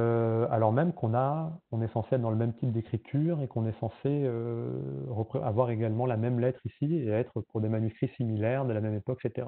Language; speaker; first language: French; native; French